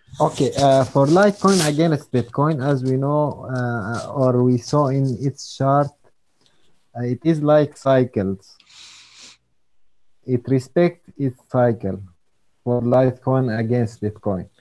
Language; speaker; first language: English; non-native, learner; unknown